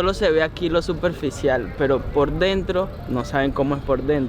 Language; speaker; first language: Spanish; native; Spanish